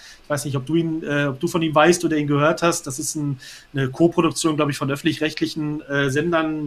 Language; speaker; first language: German; native; German